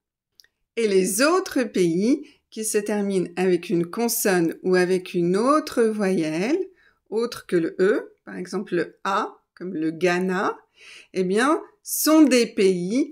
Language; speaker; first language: French; native; French